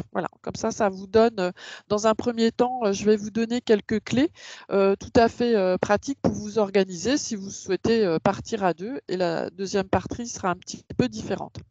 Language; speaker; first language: French; native; French